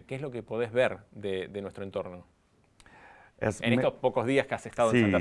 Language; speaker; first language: Spanish; native; Spanish